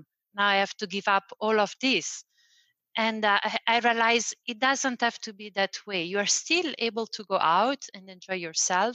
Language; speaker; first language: English; non-native, fluent; Italian